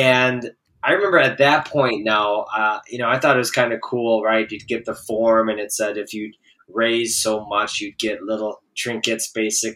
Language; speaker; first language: English; native; English